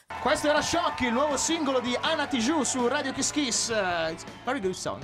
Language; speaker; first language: Italian; native; Italian